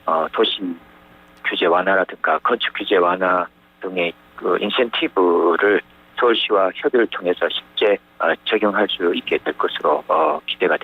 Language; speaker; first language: Korean; native; Korean